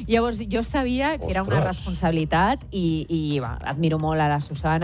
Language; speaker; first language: Catalan; non-native, local second language; Spanish